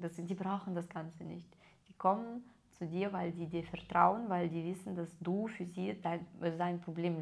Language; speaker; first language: German; non-native, fluent; Russian